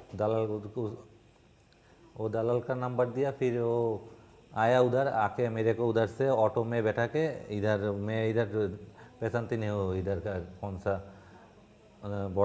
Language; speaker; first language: Hindi; non-native, learner; Bangla